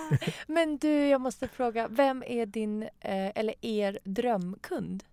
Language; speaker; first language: Swedish; non-native, fluent; Persian